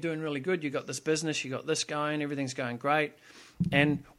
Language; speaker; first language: English; native; English